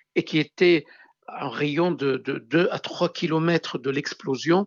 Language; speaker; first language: French; non-native, local second language; Arabic